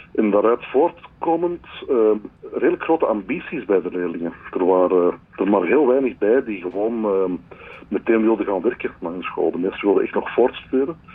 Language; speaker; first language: Dutch; native; Dutch